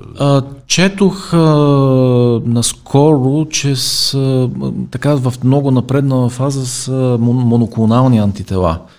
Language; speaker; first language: Bulgarian; native; Bulgarian